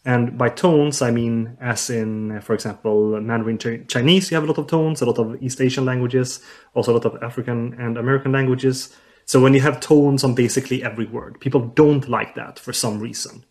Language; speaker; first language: English; non-native, fluent; Swedish